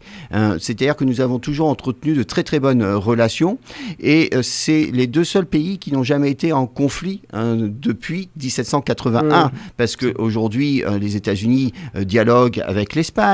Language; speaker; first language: French; native; French